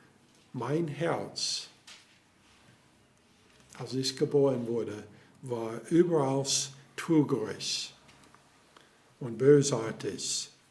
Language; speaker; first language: German; non-native, fluent; English